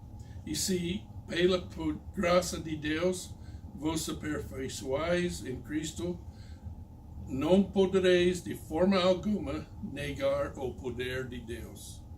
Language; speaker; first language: Portuguese; non-native, fluent; English